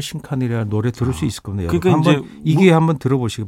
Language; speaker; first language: Korean; native; Korean